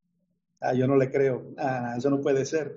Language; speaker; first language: Spanish; native; Spanish